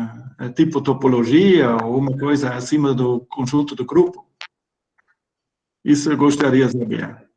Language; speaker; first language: Portuguese; non-native, fluent; German